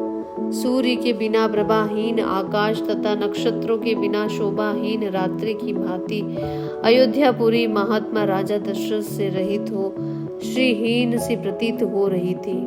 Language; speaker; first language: Hindi; native; Hindi